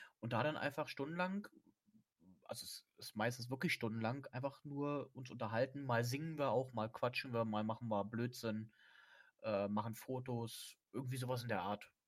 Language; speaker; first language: German; native; German